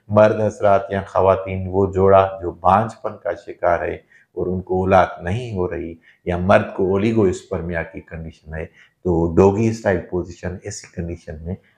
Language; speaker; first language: Urdu; non-native, local second language; Sindhi